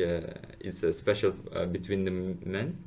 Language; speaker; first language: English; non-native, learner; Uzbek